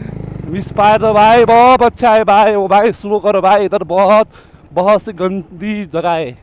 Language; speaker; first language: Hindi; non-native, learner; Nepali